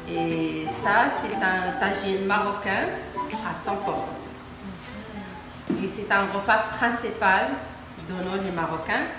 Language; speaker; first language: French; non-native, learner; Arabic